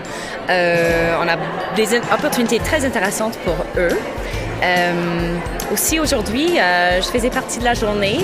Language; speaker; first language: French; non-native, local second language; English